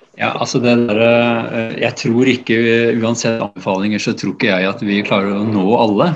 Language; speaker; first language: Norwegian; native; Norwegian